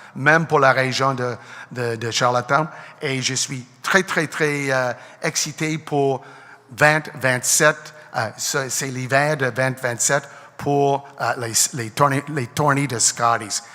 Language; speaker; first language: French; non-native, learner; English